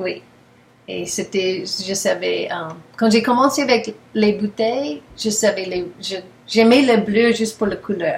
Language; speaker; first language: French; non-native, learner; English